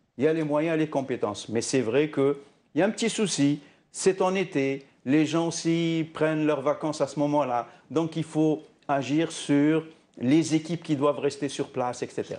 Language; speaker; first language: French; non-native, local second language; Arabic